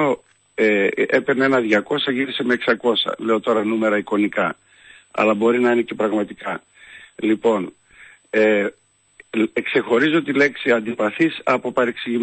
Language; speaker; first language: Greek; native; Greek